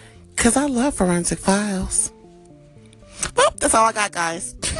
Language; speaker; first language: English; early bilingual, other home language; German